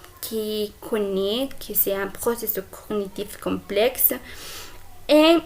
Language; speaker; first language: French; non-native, fluent; Spanish